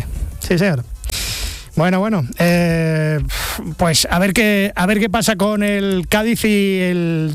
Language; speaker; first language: Spanish; native; Spanish